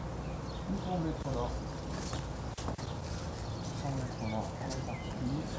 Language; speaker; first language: French; native; French